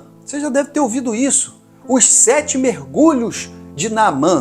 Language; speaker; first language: Portuguese; native; Portuguese